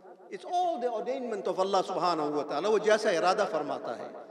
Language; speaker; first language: English; non-native, local second language; Urdu